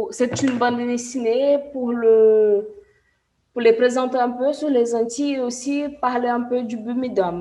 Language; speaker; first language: French; non-native, fluent; Portuguese